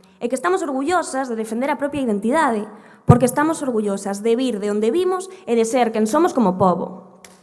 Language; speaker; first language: Galician; native; Galician